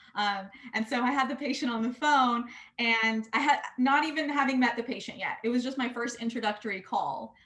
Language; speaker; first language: English; native; English